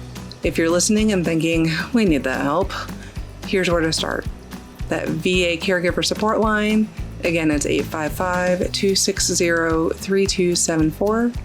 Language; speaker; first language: English; native; English